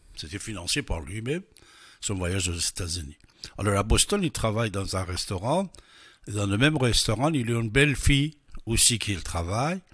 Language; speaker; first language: French; non-native, fluent; Persian